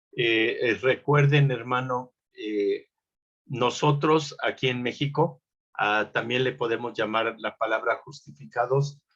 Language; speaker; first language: Spanish; native; Spanish